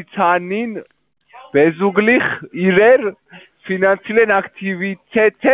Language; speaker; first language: German; non-native, learner; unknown